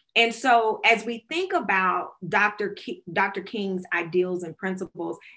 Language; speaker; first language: English; native; English